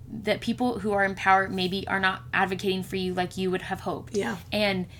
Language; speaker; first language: English; native; English